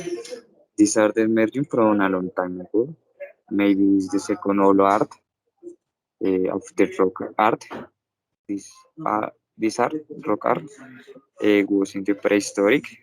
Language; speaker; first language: English; non-native, learner; Spanish